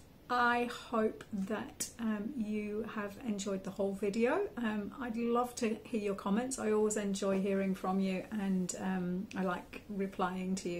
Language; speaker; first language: English; native; English